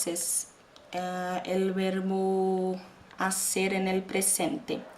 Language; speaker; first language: Spanish; non-native, fluent; Portuguese